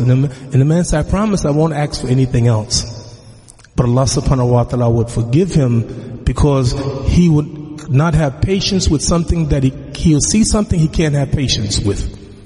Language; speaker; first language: English; native; English